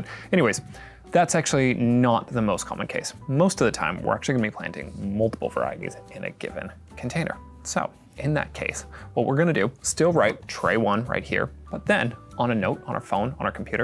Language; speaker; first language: English; native; English